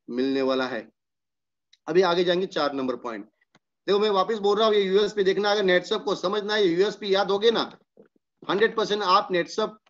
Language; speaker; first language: Hindi; non-native, local second language; Marathi